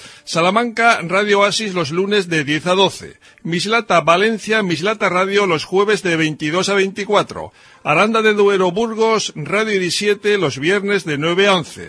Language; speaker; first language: Spanish; native; Spanish